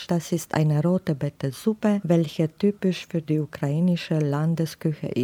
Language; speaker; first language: German; non-native, fluent; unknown